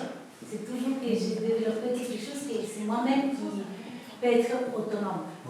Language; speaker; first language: French; non-native, fluent; Spanish